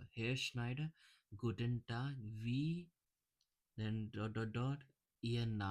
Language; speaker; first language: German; non-native, learner; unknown